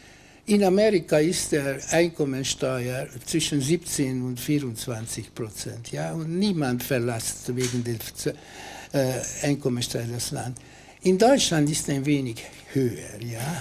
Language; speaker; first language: German; non-native, fluent; Hungarian